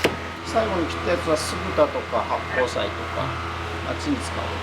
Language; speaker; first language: Japanese; native; Japanese